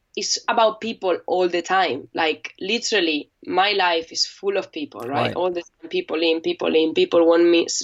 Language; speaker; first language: English; non-native, fluent; Spanish